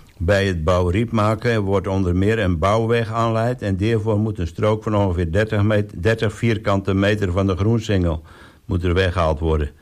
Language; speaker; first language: Dutch; native; Dutch